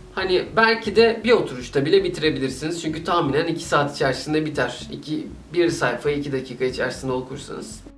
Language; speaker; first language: Turkish; native; Turkish